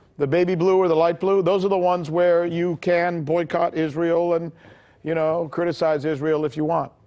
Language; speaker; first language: English; early bilingual, other home language; Spanish